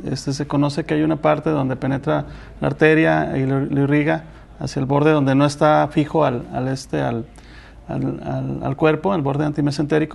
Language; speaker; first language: Spanish; native; Spanish